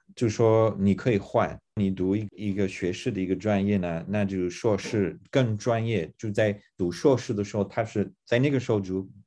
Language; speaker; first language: Chinese; non-native, fluent; English